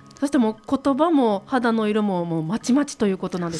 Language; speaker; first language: Japanese; native; Japanese